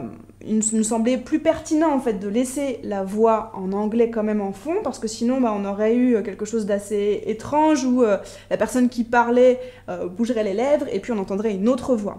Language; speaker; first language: French; native; French